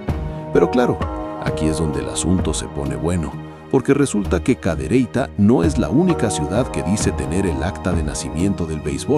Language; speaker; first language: Spanish; native; Spanish